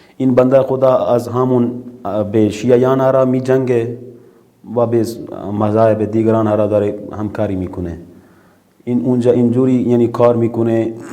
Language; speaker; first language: Persian; non-native, fluent; Urdu